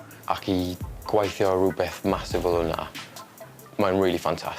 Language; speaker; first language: Welsh; non-native, learner; English